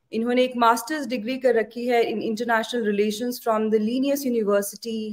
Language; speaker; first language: Hindi; native; Hindi